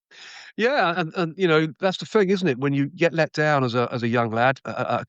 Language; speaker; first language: English; native; English